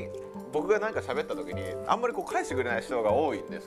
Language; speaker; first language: Japanese; native; Japanese